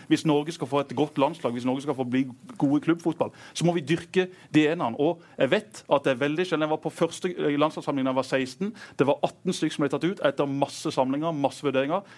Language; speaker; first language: Norwegian; native; Norwegian